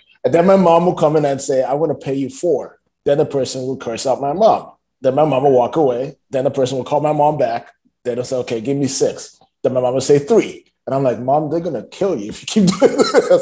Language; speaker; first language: English; non-native, local second language; Yoruba